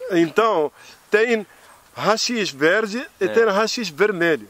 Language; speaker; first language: Portuguese; non-native, fluent; Arabic